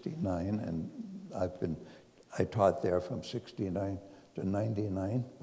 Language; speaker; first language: English; non-native, fluent; German